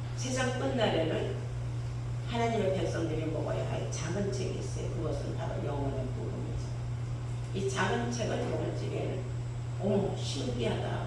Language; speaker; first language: Korean; native; Korean